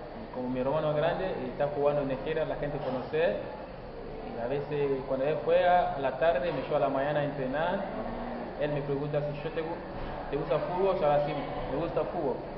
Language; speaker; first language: Spanish; non-native, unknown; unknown